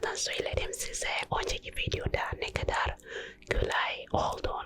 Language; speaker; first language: Turkish; non-native, learner; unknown